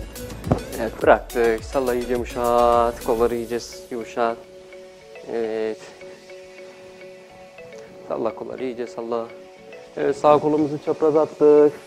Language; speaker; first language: Turkish; native; Turkish